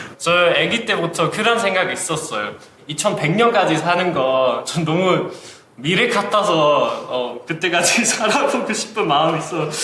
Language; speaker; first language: Korean; non-native, fluent; German